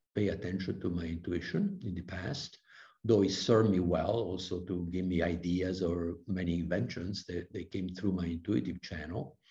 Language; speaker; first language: English; non-native, fluent; Italian